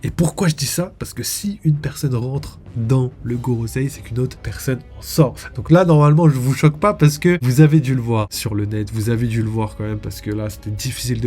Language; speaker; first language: French; native; French